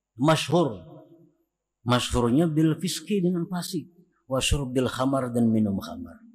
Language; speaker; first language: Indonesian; non-native, local second language; Banjar